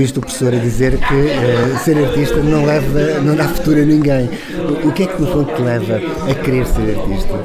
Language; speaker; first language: Portuguese; native; Portuguese